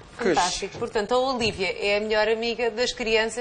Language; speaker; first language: Portuguese; native; Portuguese